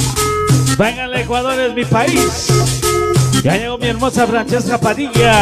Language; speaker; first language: Spanish; native; Spanish